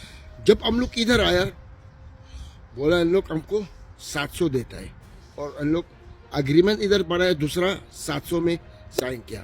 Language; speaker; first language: Hindi; non-native, fluent; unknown